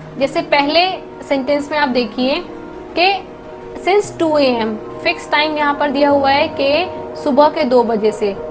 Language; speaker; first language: Hindi; native; Hindi